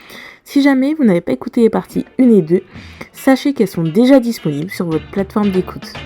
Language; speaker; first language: French; native; French